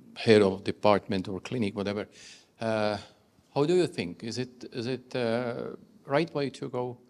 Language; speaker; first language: English; non-native, learner; Estonian